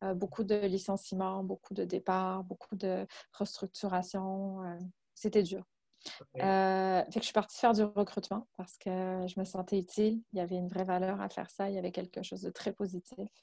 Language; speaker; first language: French; native; French